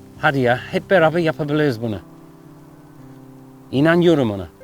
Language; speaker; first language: Turkish; non-native, learner; English